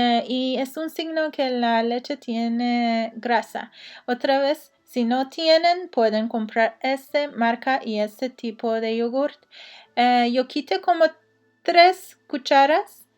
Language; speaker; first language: Spanish; non-native, learner; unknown